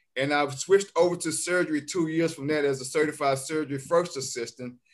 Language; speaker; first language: English; native; English